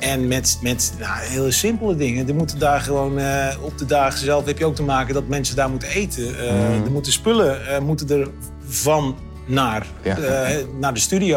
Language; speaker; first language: Dutch; native; Dutch